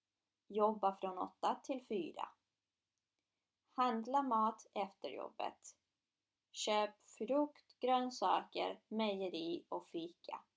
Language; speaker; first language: Swedish; non-native, fluent; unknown